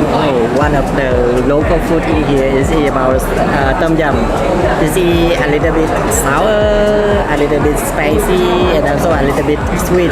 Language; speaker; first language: English; non-native, fluent; Vietnamese